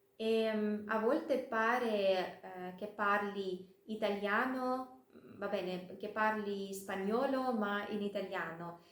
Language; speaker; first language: Italian; non-native, fluent; Russian